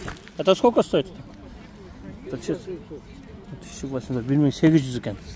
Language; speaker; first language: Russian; non-native, learner; Kyrgyz